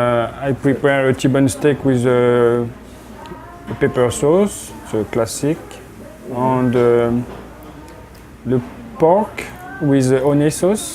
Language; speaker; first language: English; non-native, learner; French